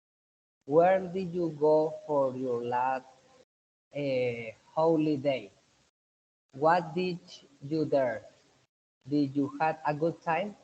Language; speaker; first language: English; non-native, learner; Spanish